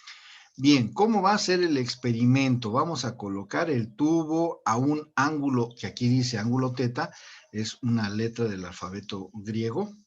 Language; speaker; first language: Spanish; native; Spanish